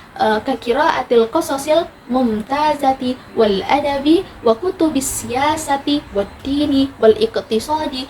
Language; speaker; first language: Arabic; non-native, learner; Indonesian